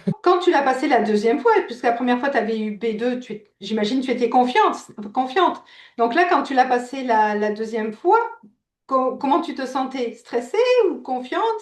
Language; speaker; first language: French; native; French